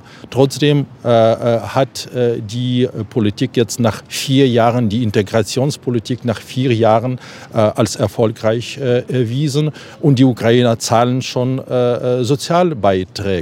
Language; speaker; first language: German; non-native, fluent; Ukrainian